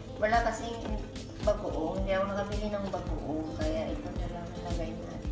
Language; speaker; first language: Filipino; non-native, local second language; Hiligaynon